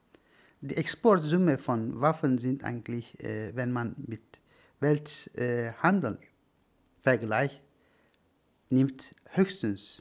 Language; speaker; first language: German; non-native, learner; Turkish